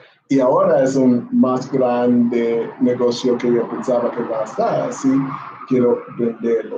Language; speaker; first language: Spanish; non-native, learner; English